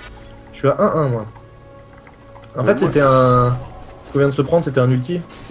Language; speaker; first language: French; native; French